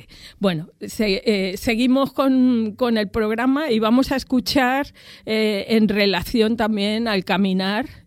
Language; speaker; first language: Spanish; native; Spanish